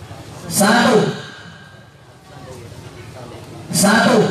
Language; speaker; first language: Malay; non-native, local second language; Javanese